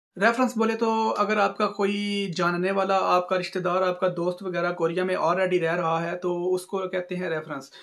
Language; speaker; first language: Urdu; non-native, local second language; Punjabi